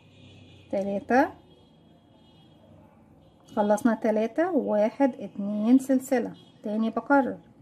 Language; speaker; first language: Arabic; native; Arabic